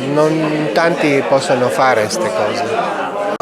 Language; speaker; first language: Italian; non-native, learner; Georgian